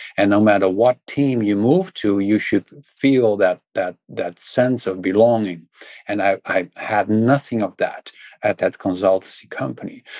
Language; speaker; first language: English; non-native, fluent; Dutch